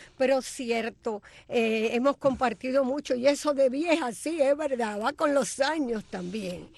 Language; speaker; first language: Spanish; native; Spanish